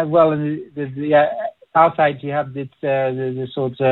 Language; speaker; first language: Dutch; non-native, fluent; English